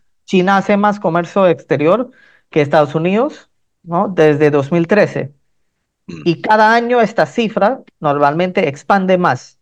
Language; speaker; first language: Spanish; non-native, fluent; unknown